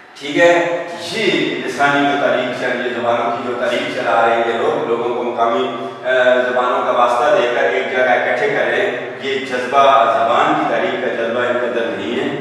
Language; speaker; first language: Urdu; non-native, local second language; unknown